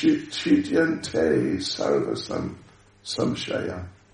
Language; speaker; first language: Russian; non-native, learner; English